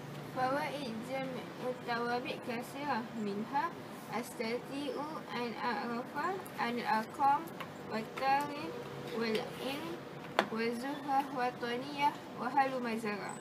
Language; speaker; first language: Arabic; non-native, learner; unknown